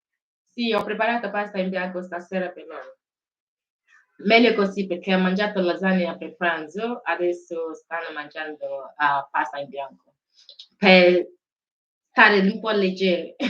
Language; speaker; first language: Italian; non-native, learner; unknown